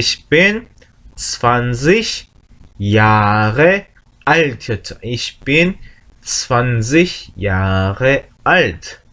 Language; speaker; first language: German; non-native, learner; Korean